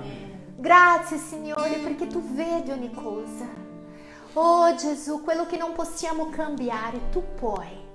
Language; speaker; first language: Italian; non-native, fluent; Portuguese